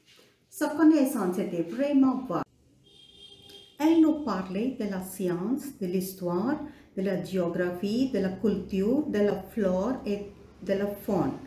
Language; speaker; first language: French; non-native, fluent; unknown